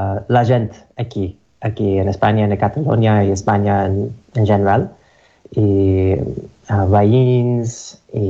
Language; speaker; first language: Catalan; non-native, learner; English